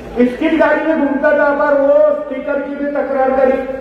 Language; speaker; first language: Hindi; non-native, local second language; Marathi